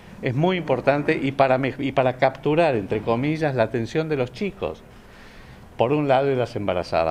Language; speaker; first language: Spanish; native; Spanish